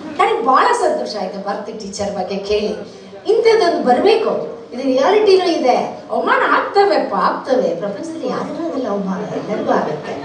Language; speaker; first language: Kannada; non-native, local second language; Telugu